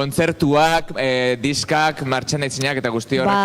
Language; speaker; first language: Basque; native; Basque